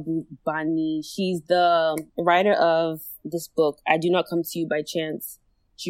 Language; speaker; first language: English; non-native, local second language; Akan